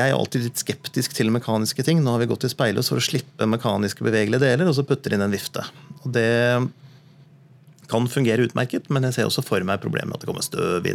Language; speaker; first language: Norwegian; native; Norwegian